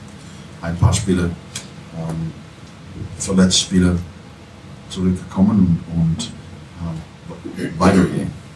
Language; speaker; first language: German; non-native, learner; English